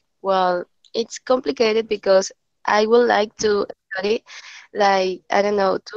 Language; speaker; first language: English; non-native, learner; Spanish